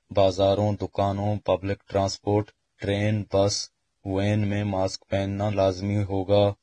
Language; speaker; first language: Urdu; non-native, local second language; Baluchi